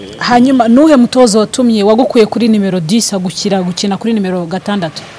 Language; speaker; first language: Kinyarwanda; native; Kinyarwanda